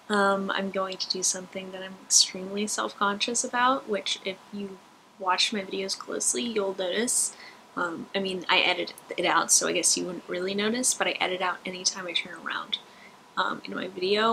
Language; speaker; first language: English; native; English